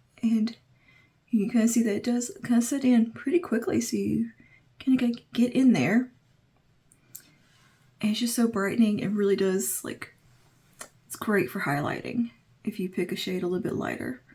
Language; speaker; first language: English; native; English